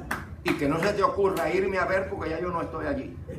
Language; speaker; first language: Spanish; native; Spanish